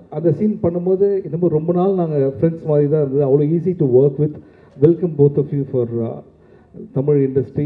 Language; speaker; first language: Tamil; native; Tamil